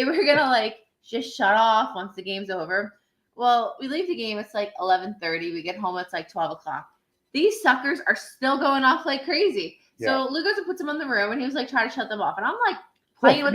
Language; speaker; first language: English; native; English